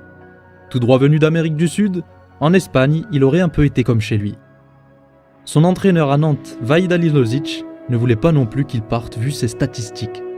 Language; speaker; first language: French; native; French